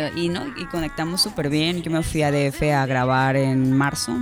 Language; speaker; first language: Spanish; native; Spanish